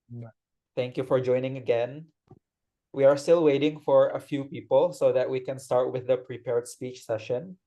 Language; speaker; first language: English; non-native, fluent; Indonesian